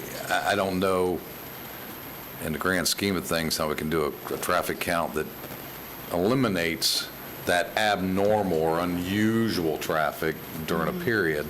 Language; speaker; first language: English; native; English